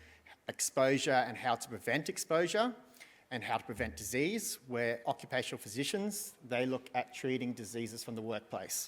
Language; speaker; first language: English; native; English